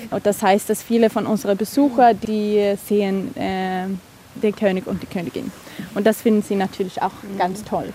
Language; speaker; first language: German; non-native, fluent; Swedish